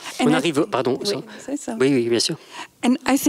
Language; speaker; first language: French; non-native, fluent; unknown